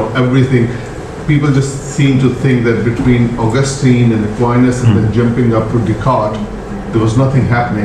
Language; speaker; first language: English; non-native, local second language; Punjabi